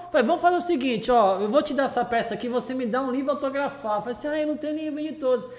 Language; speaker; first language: Portuguese; early bilingual, other home language; Japanese